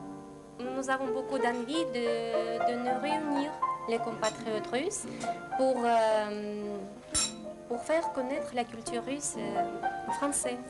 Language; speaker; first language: French; non-native, fluent; Russian